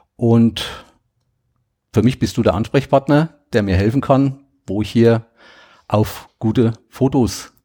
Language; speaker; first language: German; native; German